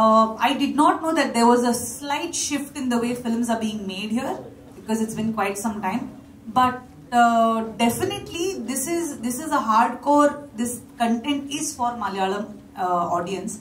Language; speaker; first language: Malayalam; non-native, fluent; Kannada